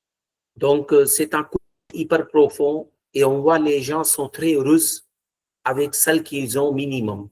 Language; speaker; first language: French; non-native, fluent; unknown